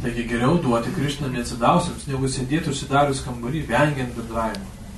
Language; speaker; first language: Lithuanian; native; Lithuanian